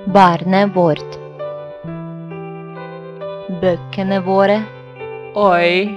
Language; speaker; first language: Norwegian; non-native, fluent; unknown